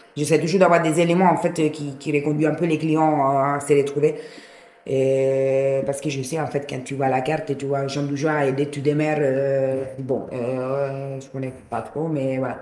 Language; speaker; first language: French; non-native, fluent; Italian